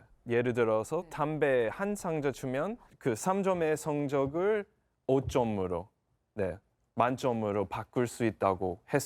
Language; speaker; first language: Korean; non-native, fluent; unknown